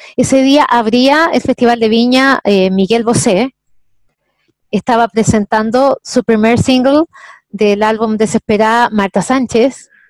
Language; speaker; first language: Spanish; native; Spanish